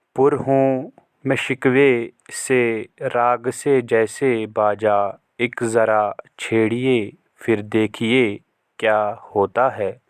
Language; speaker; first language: Urdu; non-native, local second language; Kashmiri